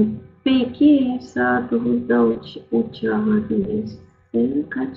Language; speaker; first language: Turkish; non-native, learner; Russian